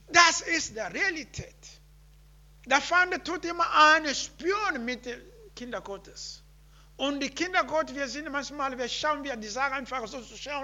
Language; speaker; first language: German; non-native, learner; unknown